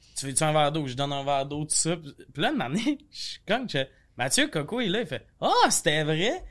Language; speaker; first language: French; native; French